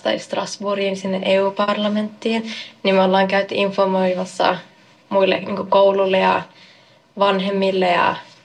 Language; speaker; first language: Finnish; early bilingual, heritage; Finnish